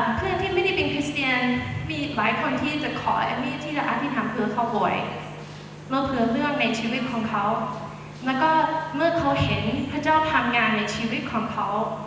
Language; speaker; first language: Thai; non-native, fluent; English